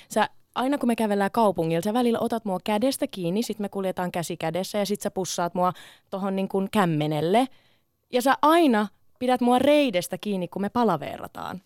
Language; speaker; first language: Finnish; early bilingual, other home language; Sinhala